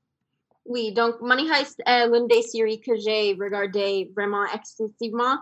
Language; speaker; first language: French; non-native, fluent; English